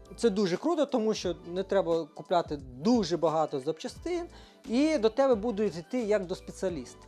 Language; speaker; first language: Ukrainian; non-native, fluent; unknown